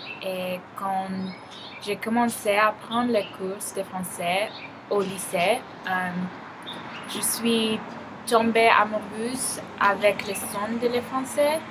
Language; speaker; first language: French; non-native, learner; Spanish